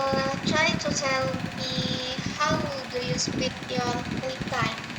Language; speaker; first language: English; non-native, learner; Indonesian